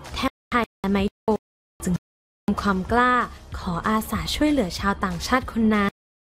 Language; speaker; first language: Thai; native; Thai